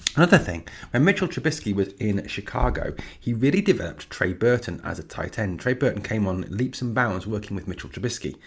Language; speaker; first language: English; native; English